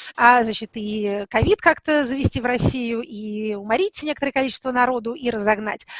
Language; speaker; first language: Russian; native; Russian